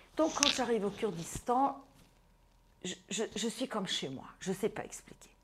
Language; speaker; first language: French; non-native, fluent; Portuguese